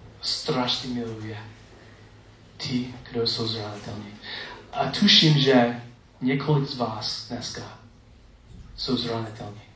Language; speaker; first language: Czech; non-native, learner; English